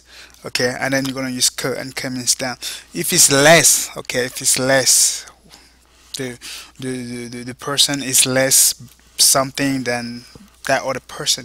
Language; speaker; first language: English; non-native, fluent; French